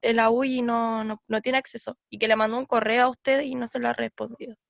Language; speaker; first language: Spanish; native; Spanish